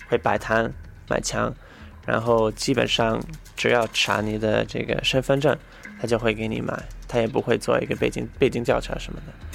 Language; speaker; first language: Chinese; non-native, fluent; English